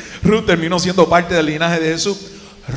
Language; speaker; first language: Spanish; native; Spanish